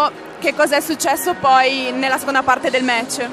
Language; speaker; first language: Italian; native; Italian